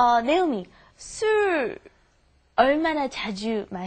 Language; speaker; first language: Korean; non-native, learner; English